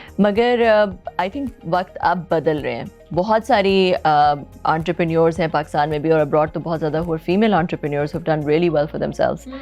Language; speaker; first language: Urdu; native; Urdu